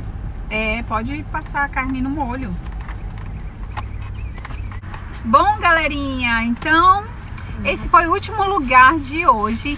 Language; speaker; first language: Portuguese; native; Portuguese